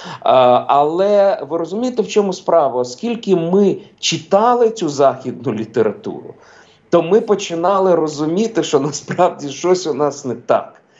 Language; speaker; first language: Ukrainian; non-native, local second language; Russian